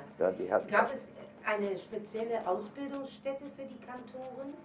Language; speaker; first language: German; native; German